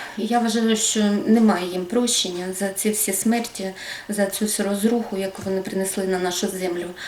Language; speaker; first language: Ukrainian; native; Ukrainian